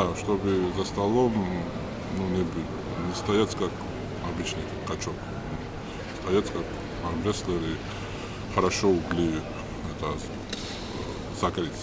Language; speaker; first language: Russian; non-native, fluent; Georgian